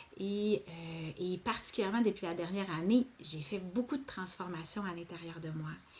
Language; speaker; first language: French; native; French